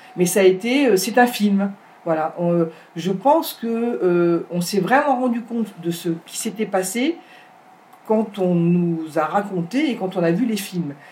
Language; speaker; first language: French; native; French